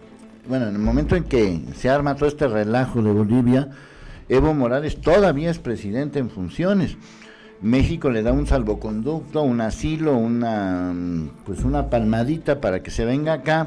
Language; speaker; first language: Spanish; native; Spanish